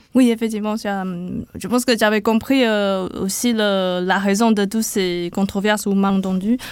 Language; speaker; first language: French; non-native, fluent; Chinese